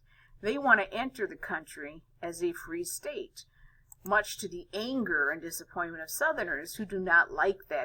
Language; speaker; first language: English; native; English